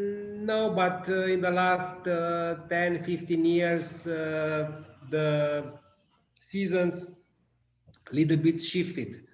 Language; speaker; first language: English; non-native, learner; Romanian